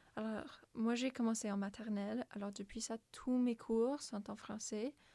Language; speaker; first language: French; non-native, local second language; English